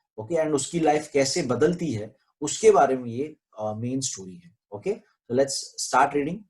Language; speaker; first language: Hindi; non-native, local second language; Marathi